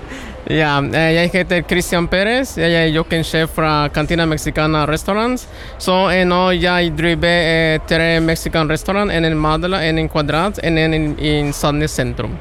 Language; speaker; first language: Norwegian; non-native, learner; Spanish